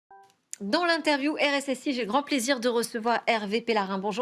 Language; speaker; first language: French; native; French